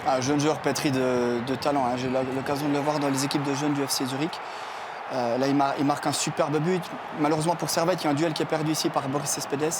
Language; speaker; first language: French; native; French